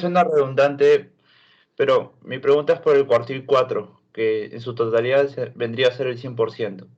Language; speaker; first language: Spanish; native; Spanish